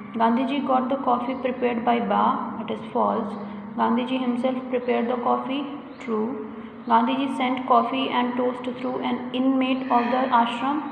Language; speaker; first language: English; non-native, local second language; Hindi